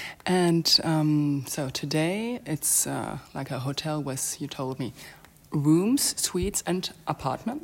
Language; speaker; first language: English; non-native, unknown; French